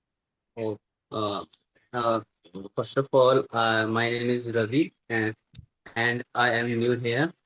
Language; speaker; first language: English; non-native, learner; Hindi